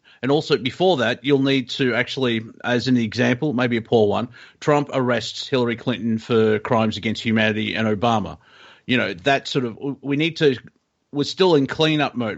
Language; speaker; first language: English; native; English